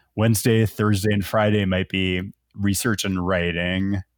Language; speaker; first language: English; native; English